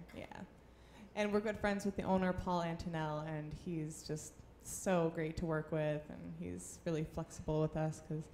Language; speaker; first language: English; native; English